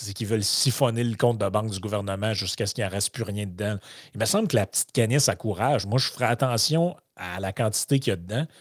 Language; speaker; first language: French; native; French